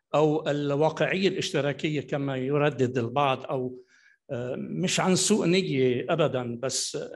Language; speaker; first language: Arabic; native; Arabic